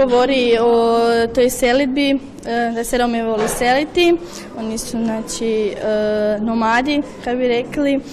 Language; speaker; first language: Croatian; non-native, local second language; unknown